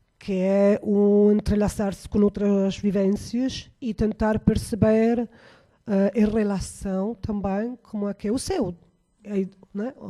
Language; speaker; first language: Portuguese; non-native, fluent; Italian